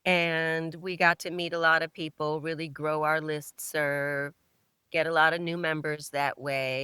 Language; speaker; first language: English; native; English